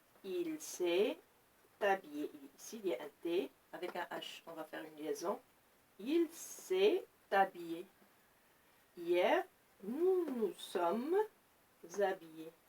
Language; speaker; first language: French; non-native, local second language; Arabic